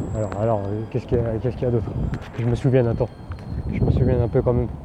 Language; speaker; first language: French; non-native, local second language; Min Nan Chinese